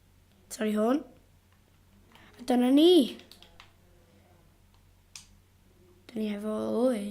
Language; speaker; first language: Welsh; non-native, local second language; English